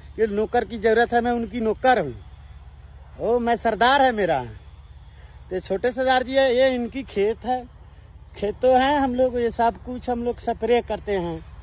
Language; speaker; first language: Hindi; native; Hindi